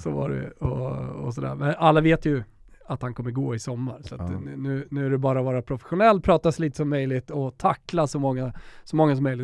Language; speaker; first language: Swedish; native; Swedish